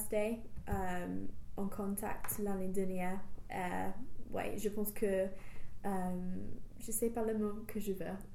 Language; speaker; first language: French; non-native, fluent; English